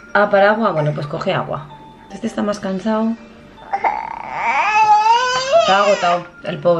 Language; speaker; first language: Spanish; native; Spanish